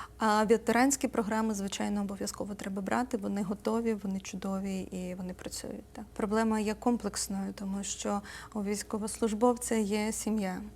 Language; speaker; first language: Ukrainian; native; Ukrainian